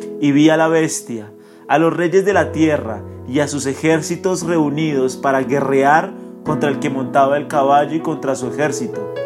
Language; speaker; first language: Spanish; native; Spanish